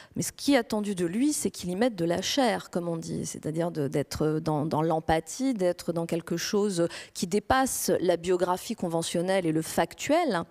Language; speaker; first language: French; non-native, fluent; Greek